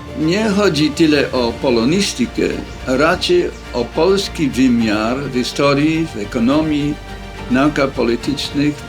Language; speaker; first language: Polish; non-native, fluent; English